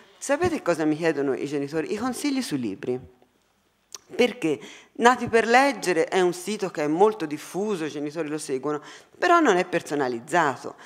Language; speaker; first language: Italian; native; Italian